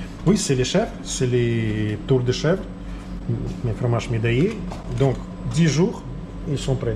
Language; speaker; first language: French; non-native, learner; Russian